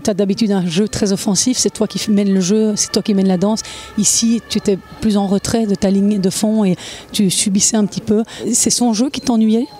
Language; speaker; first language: French; native; French